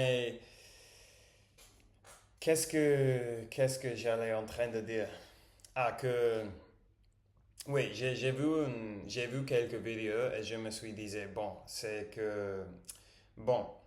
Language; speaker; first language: French; non-native, learner; English